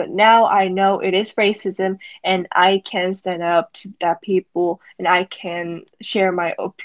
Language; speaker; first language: English; non-native, fluent; Korean